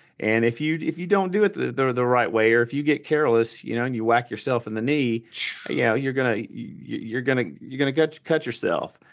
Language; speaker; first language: English; native; English